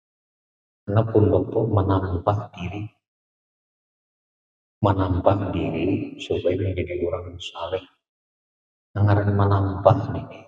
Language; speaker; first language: Indonesian; non-native, local second language; Banjar